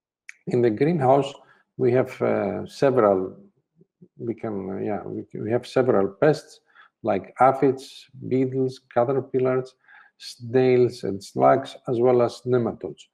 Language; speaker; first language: English; non-native, fluent; Greek